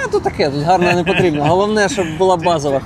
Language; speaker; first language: Ukrainian; native; Ukrainian